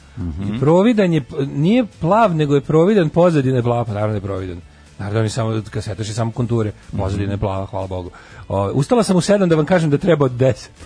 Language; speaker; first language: Serbian; native; Serbian